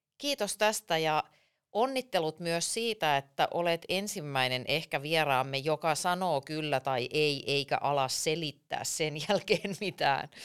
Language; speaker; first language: Finnish; native; Finnish